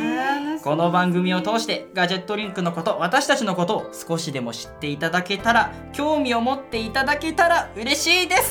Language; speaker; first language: Japanese; native; Japanese